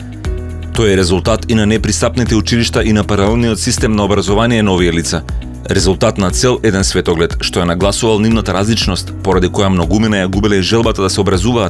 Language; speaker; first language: Macedonian; native; Macedonian